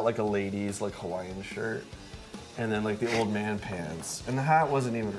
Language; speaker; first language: English; native; English